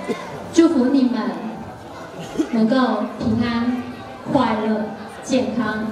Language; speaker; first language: Chinese; native; Chinese